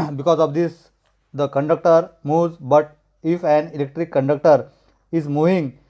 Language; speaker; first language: English; non-native, local second language; Marathi